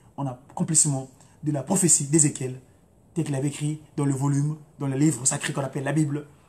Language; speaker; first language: French; non-native, local second language; Lingala